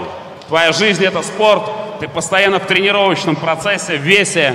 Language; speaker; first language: Russian; native; Russian